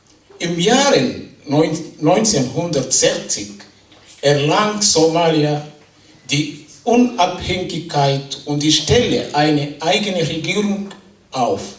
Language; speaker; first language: German; non-native, fluent; Somali